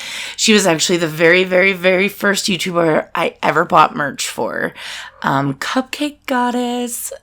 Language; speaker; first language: English; native; English